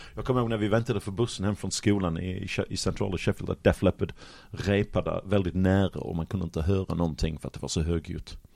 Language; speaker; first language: Swedish; non-native, fluent; English